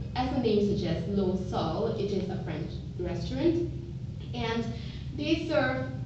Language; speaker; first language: English; non-native, local second language; Bangla